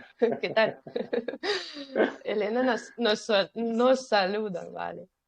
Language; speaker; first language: Spanish; non-native, fluent; Russian